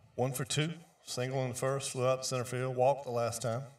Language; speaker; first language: English; native; English